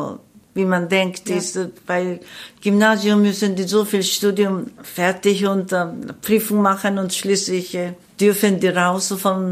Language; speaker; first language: German; non-native, learner; Korean